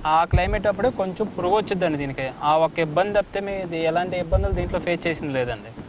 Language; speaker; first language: Telugu; native; Telugu